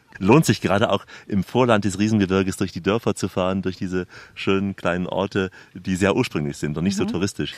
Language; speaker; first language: German; native; German